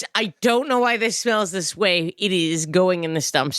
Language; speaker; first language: English; native; English